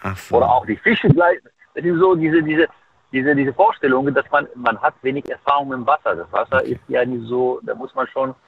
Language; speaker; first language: German; non-native, fluent; Arabic